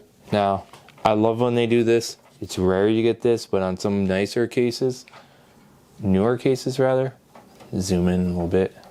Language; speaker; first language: English; native; English